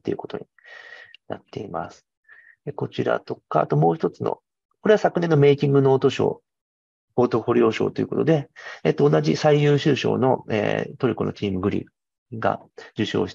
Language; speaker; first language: Japanese; native; Japanese